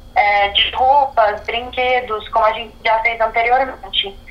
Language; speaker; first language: Portuguese; early bilingual, other home language; Arabic